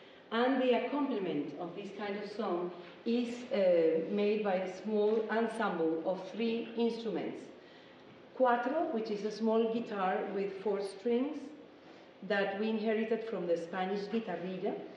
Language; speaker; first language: English; non-native, fluent; Spanish